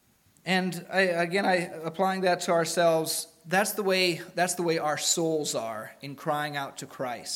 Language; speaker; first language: English; native; English